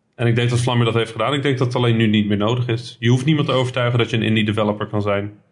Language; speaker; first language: Dutch; early bilingual, other home language; Arabic